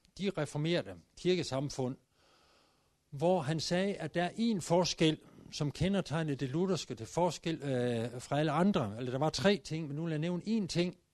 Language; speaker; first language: Danish; native; Danish